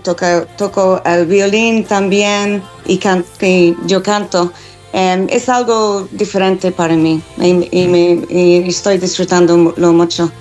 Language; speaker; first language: Spanish; non-native, learner; English